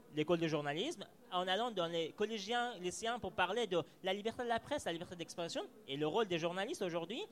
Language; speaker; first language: French; non-native, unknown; Persian